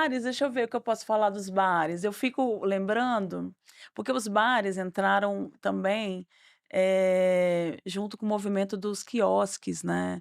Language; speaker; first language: Portuguese; native; Portuguese